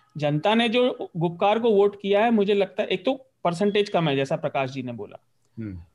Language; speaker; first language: Hindi; native; Hindi